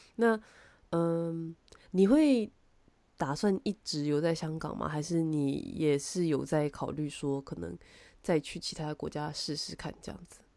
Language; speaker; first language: Chinese; native; Chinese